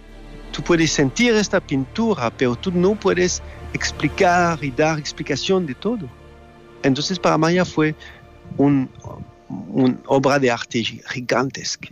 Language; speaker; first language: Spanish; non-native, learner; French